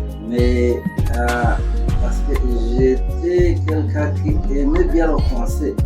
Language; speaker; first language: French; non-native, learner; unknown